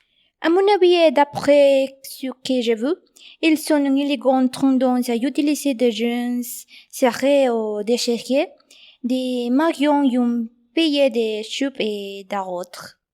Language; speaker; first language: French; non-native, learner; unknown